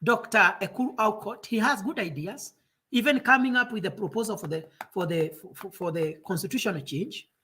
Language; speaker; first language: English; non-native, local second language; Kikuyu